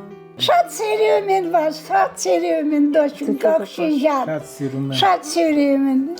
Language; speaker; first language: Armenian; non-native, learner; Russian